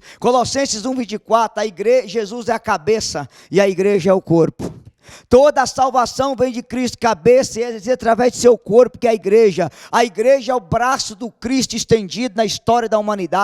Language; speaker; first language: Portuguese; native; Portuguese